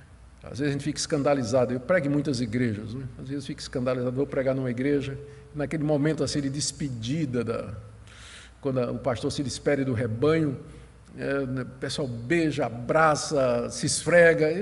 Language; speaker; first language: Portuguese; native; Portuguese